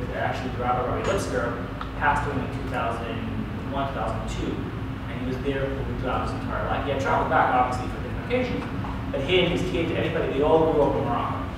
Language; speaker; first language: English; native; English